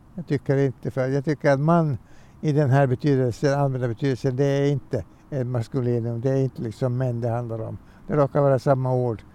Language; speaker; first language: Swedish; native; Swedish